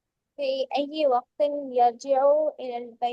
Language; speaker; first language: Arabic; non-native, learner; Urdu